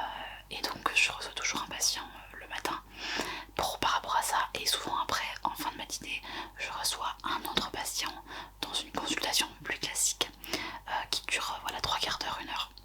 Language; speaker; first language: French; native; French